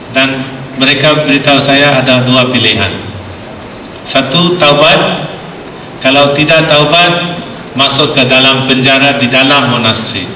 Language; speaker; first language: Malay; non-native, local second language; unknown